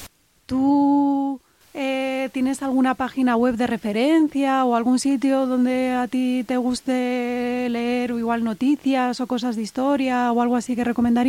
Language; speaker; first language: Spanish; native; Spanish